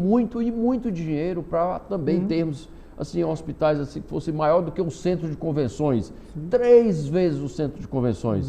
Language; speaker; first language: Portuguese; native; Portuguese